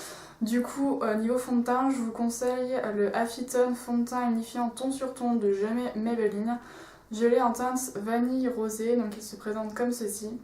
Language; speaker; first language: French; native; French